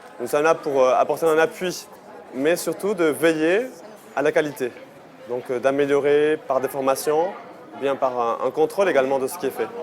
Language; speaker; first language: French; native; French